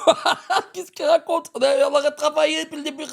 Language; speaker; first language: French; native; French